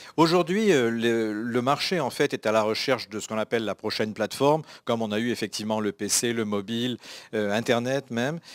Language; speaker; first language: French; native; French